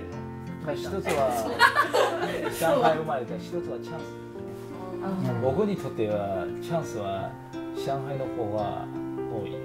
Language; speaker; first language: Japanese; non-native, fluent; Chinese